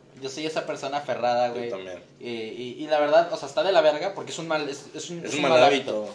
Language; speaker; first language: Spanish; native; Spanish